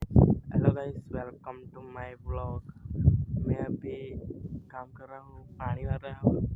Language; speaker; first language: Hindi; non-native, local second language; Gujarati